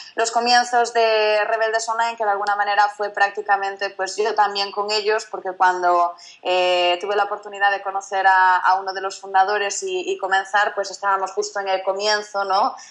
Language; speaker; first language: Spanish; native; Spanish